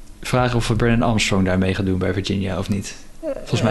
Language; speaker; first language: Dutch; native; Dutch